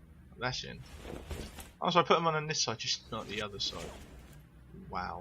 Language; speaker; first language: English; native; English